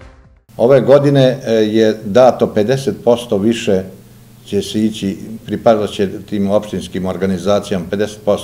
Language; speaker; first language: Serbian; native; Serbian